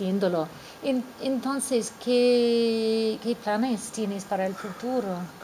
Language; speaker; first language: Spanish; non-native, fluent; English